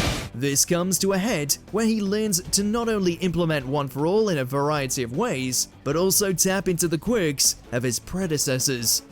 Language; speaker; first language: English; native; English